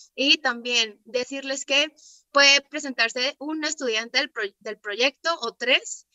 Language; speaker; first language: Spanish; native; Spanish